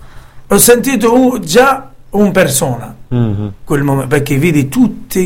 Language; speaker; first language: Italian; non-native, learner; Arabic